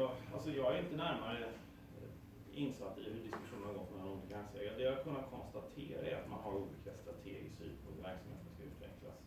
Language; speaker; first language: Swedish; native; Swedish